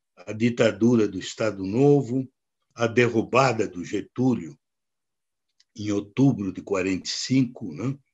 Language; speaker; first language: Portuguese; native; Portuguese